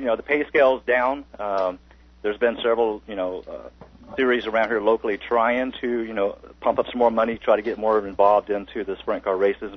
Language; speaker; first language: English; native; English